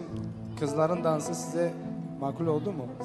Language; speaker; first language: Turkish; non-native, fluent; Tajik